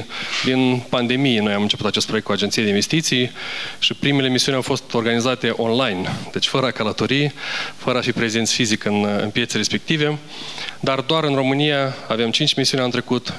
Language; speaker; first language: Romanian; native; Romanian